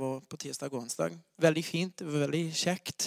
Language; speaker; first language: Norwegian; non-native, fluent; English